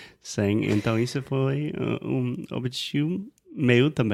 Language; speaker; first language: Portuguese; non-native, fluent; English